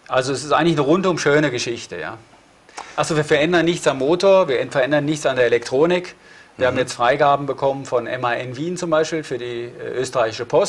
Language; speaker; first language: German; native; German